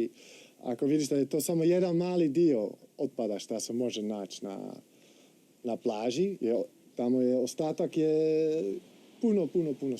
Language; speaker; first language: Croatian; non-native, fluent; Dutch